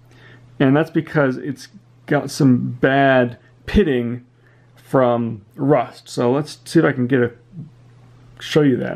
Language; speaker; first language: English; native; English